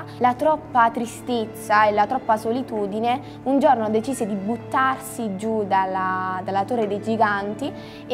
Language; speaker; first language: Italian; native; Italian